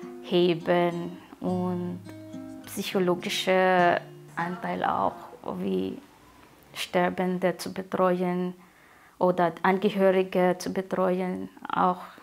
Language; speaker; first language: German; non-native, fluent; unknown